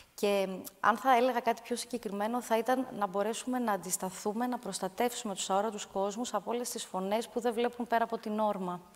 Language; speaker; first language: Greek; native; Greek